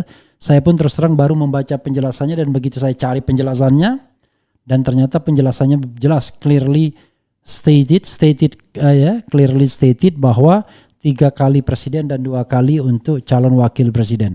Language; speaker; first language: Indonesian; native; Indonesian